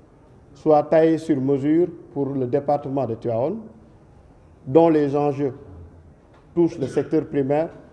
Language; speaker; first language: French; non-native, local second language; Wolof